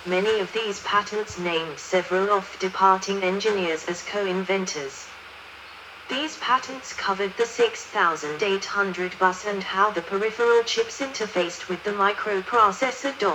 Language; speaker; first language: English; non-native, learner; Danish